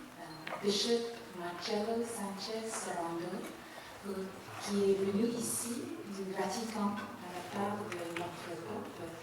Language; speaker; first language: French; non-native, fluent; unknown